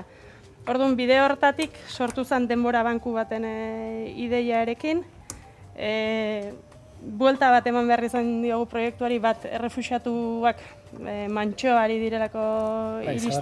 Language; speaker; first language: Basque; native; Basque